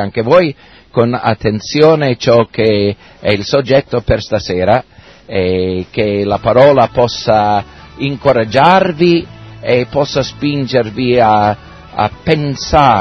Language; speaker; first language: Italian; non-native, fluent; English